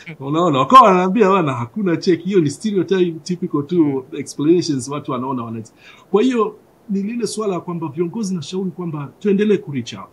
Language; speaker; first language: Swahili; native; Swahili